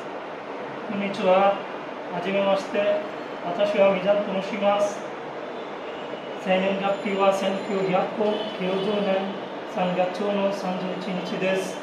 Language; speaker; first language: Japanese; non-native, learner; Bangla